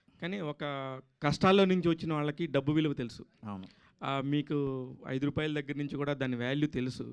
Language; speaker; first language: Telugu; native; Telugu